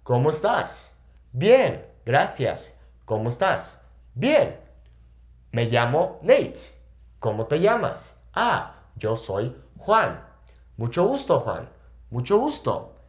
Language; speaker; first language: Spanish; non-native, fluent; English